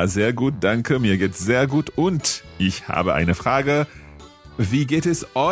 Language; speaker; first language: German; non-native, learner; English